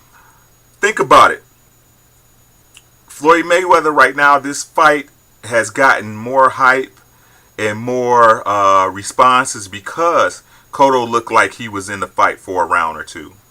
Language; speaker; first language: English; native; English